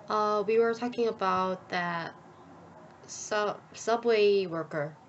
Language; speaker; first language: English; non-native, learner; Korean